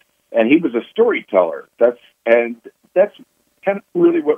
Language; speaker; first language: English; native; English